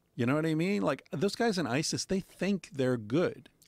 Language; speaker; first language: English; native; English